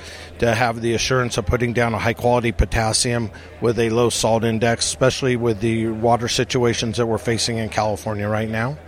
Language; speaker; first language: English; native; English